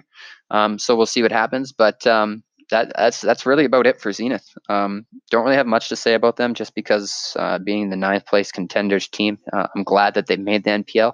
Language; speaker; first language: English; native; English